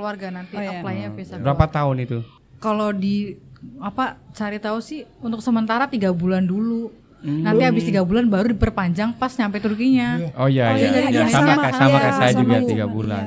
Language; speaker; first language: Indonesian; native; Indonesian